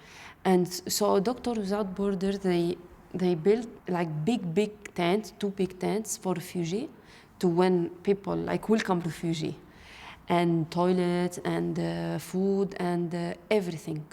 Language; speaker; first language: English; non-native, learner; Arabic